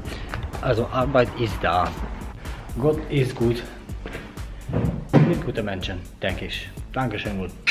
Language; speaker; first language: German; non-native, fluent; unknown